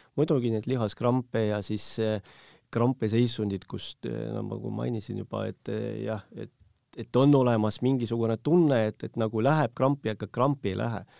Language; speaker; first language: Estonian; non-native, local second language; Russian